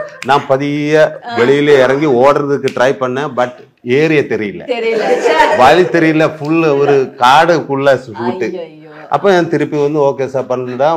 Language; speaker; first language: Tamil; non-native, learner; Malayalam